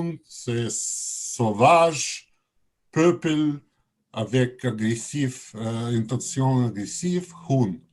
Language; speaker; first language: French; non-native, learner; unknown